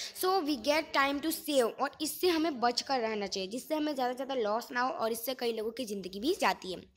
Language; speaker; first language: Hindi; non-native, local second language; Gujarati